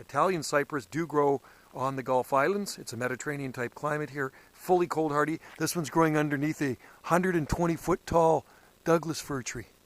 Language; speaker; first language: English; native; English